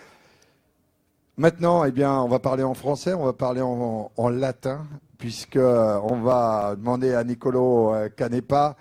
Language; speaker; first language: French; native; French